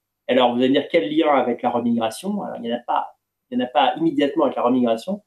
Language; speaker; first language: French; native; French